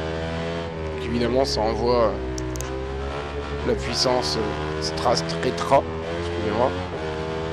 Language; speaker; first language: French; native; French